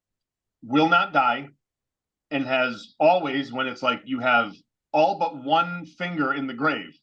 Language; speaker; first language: English; native; English